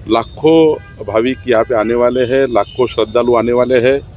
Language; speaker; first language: Hindi; non-native, local second language; Marathi